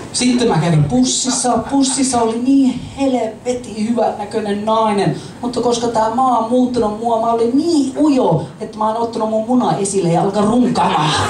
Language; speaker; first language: Finnish; non-native, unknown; English